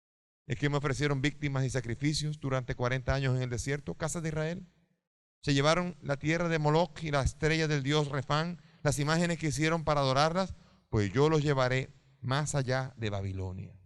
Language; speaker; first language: Spanish; native; Spanish